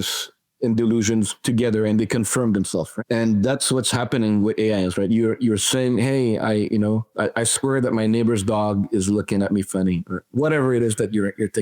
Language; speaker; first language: English; non-native, fluent; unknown